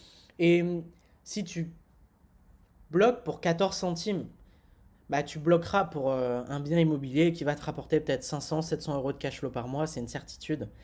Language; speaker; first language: French; native; French